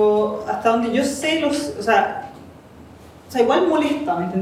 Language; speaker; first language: Spanish; native; Spanish